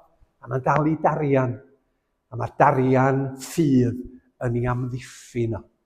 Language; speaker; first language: Welsh; native; Welsh